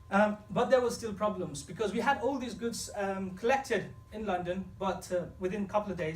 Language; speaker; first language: English; non-native, fluent; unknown